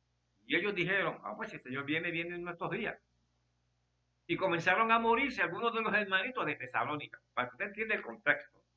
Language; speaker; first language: Spanish; native; Spanish